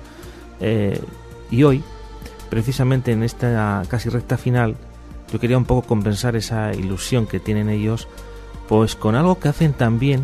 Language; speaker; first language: Spanish; native; Spanish